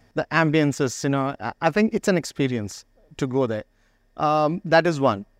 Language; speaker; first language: English; non-native, local second language; Malayalam